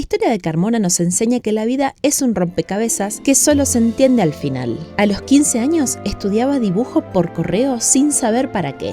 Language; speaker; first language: Spanish; native; Spanish